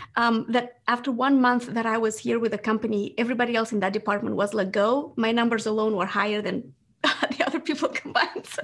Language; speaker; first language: English; non-native, fluent; Romanian